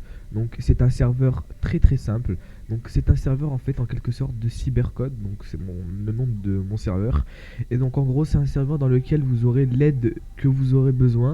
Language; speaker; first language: French; native; French